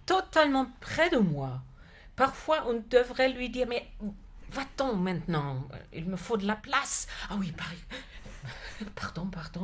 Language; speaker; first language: French; non-native, fluent; German